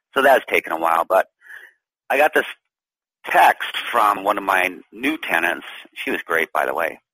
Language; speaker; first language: English; native; English